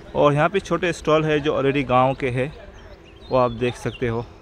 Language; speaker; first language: Hindi; non-native, local second language; Konkani